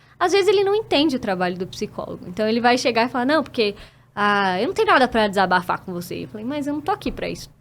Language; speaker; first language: Portuguese; native; Portuguese